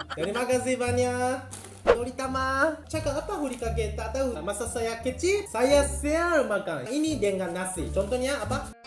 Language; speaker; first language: Malay; non-native, learner; Japanese